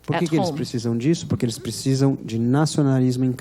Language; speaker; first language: Portuguese; native; Portuguese